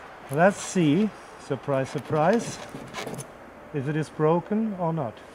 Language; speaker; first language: English; non-native, fluent; German